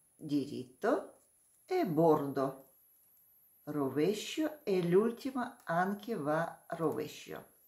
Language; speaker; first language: Italian; non-native, learner; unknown